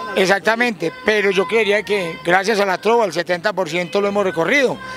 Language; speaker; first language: Spanish; native; Spanish